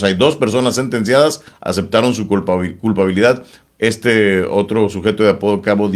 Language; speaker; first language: Spanish; native; Spanish